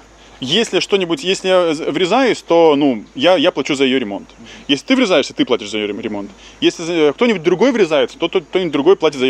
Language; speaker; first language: Russian; native; Russian